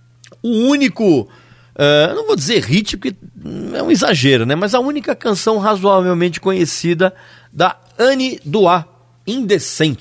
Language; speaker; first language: Portuguese; native; Portuguese